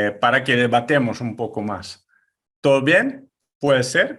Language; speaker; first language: Spanish; non-native, fluent; Portuguese